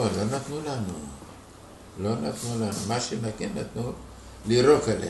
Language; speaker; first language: Hebrew; non-native, fluent; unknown